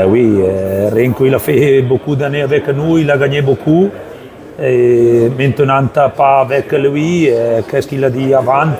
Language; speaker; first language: French; non-native, learner; Italian